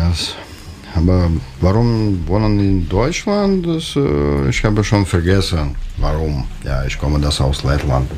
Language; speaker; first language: German; non-native, learner; Russian